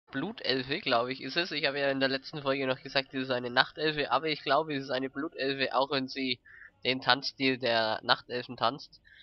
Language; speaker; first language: German; native; German